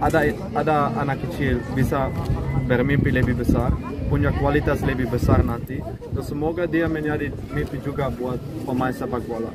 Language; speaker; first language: Indonesian; non-native, fluent; Dutch